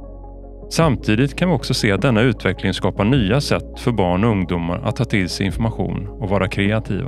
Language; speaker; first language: Swedish; native; Swedish